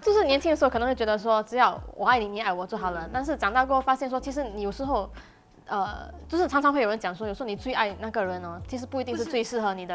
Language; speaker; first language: Chinese; native; Chinese